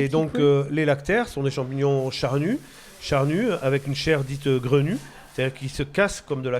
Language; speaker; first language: French; native; French